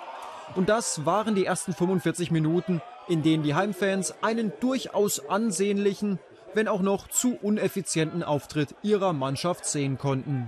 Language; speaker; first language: German; native; German